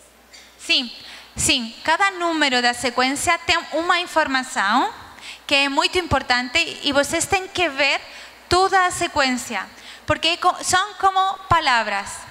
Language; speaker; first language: Portuguese; non-native, learner; Spanish